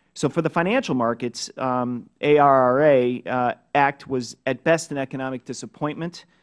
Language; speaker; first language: English; native; English